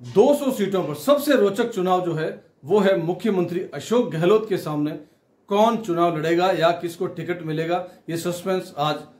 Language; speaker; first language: Hindi; native; Hindi